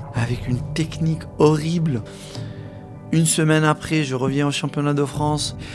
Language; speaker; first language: French; non-native, local second language; Arabic